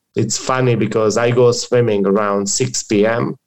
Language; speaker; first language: English; non-native, fluent; Croatian